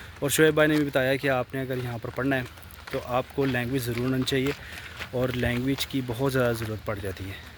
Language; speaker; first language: Urdu; non-native, local second language; Punjabi